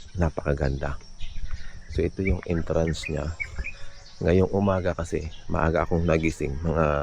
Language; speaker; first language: Filipino; native; Filipino